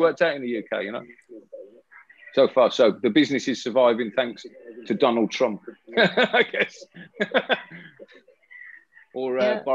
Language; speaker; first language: English; native; English